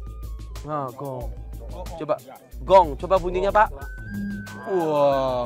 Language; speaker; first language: Indonesian; native; Indonesian